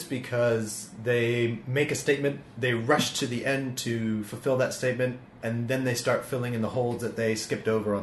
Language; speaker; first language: English; native; English